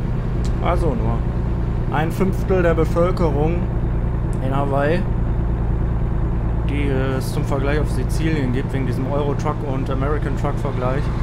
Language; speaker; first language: German; native; German